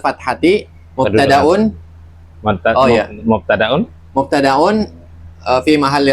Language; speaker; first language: Arabic; non-native, learner; Indonesian